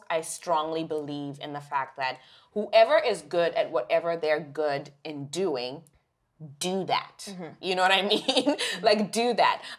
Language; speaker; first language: English; non-native, local second language; Shona